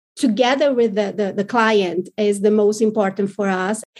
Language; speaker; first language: English; non-native, fluent; Portuguese